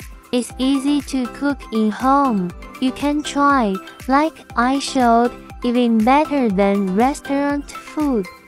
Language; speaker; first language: English; non-native, learner; Chinese